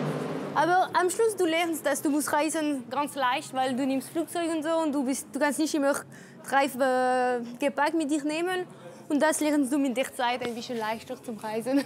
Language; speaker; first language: German; non-native, local second language; French